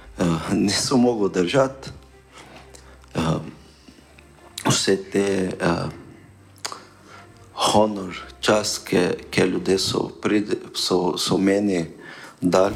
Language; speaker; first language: Slovenian; non-native, learner; Portuguese